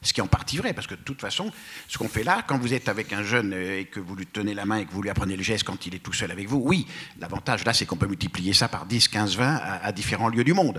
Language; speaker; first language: French; native; French